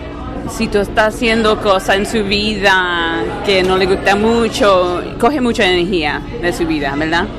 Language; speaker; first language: Spanish; early bilingual, heritage; English